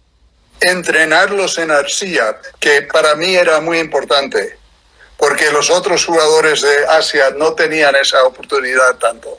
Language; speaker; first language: Spanish; non-native, fluent; English